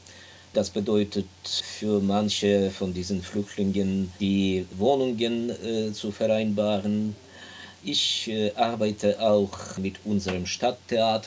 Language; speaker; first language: German; non-native, fluent; Ukrainian